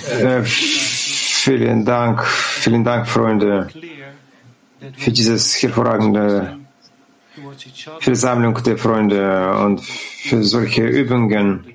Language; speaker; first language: German; non-native, fluent; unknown